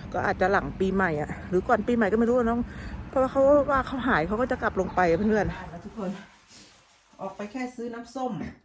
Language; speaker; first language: Thai; native; Thai